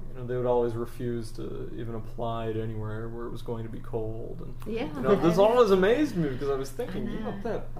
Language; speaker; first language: English; native; English